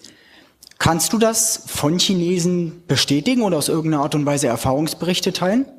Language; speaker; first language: German; native; German